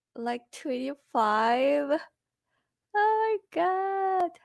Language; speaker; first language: English; non-native, fluent; Korean